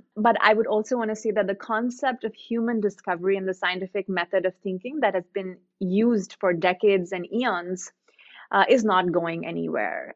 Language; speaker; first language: English; non-native, local second language; Hindi